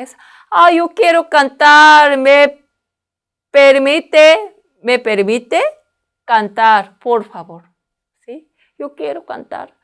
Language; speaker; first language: Spanish; non-native, learner; Korean